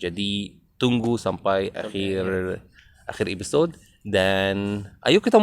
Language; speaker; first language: Indonesian; non-native, learner; Arabic